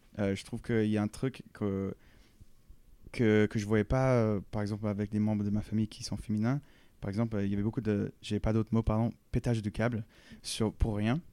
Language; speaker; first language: French; non-native, fluent; English